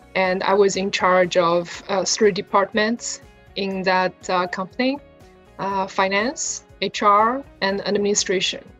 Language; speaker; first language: English; non-native, fluent; Chinese